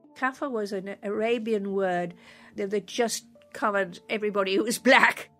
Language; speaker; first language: English; native; English